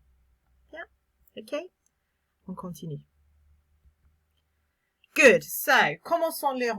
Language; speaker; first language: French; non-native, fluent; English